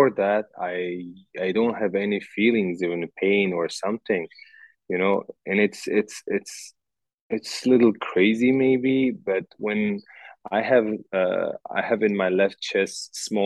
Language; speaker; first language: English; non-native, learner; Uzbek